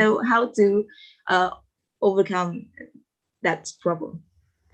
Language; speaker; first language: English; non-native, learner; Indonesian